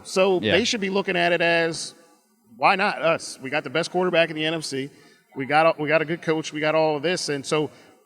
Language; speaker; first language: English; native; English